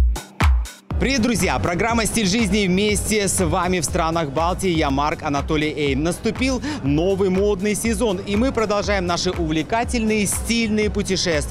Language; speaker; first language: Russian; native; Russian